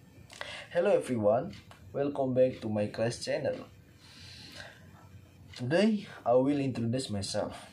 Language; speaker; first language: English; non-native, learner; Indonesian